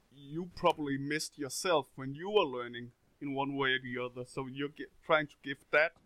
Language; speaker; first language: English; non-native, fluent; Danish